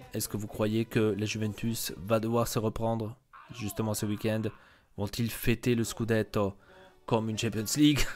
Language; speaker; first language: French; native; French